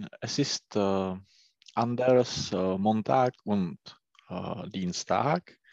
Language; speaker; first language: German; non-native, learner; Czech